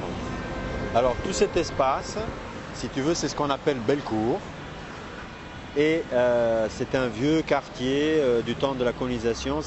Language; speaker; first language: French; non-native, local second language; Arabic